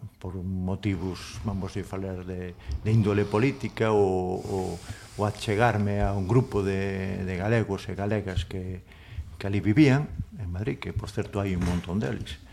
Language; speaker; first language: Galician; non-native, local second language; Spanish